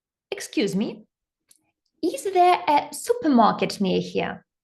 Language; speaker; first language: English; non-native, fluent; Ukrainian